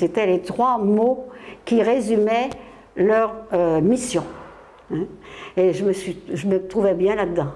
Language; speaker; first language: French; native; French